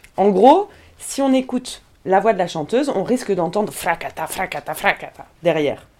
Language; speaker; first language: French; native; French